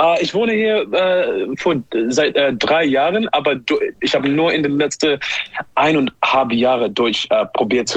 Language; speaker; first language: German; non-native, learner; English